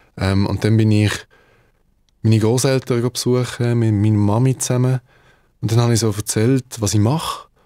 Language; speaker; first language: German; early bilingual, other home language; Dutch